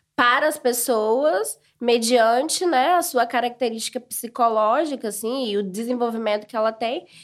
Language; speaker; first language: Portuguese; native; Portuguese